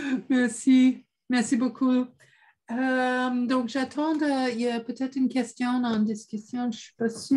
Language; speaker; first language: French; non-native, fluent; English